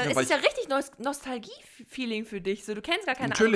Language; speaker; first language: German; native; German